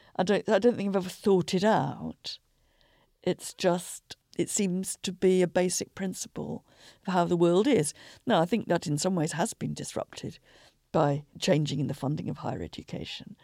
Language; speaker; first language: English; native; English